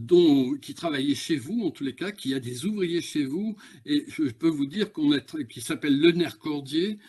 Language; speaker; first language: French; native; French